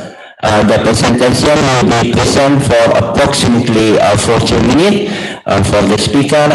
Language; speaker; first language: English; non-native, learner; Indonesian